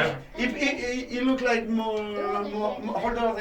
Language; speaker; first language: English; non-native, learner; French